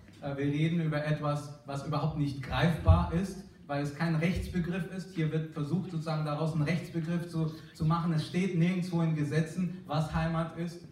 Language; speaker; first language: German; early bilingual, other home language; Russian